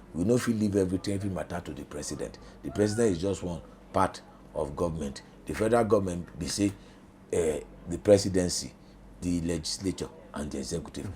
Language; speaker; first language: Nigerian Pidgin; non-native, local second language; Yoruba